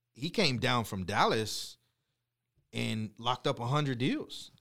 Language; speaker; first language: English; native; English